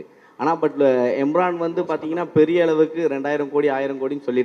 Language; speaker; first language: Tamil; native; Tamil